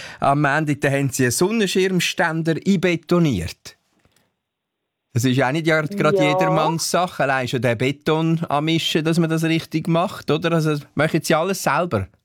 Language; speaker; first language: German; native; German